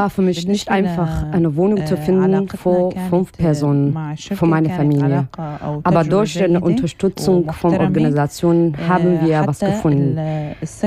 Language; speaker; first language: German; non-native, learner; Arabic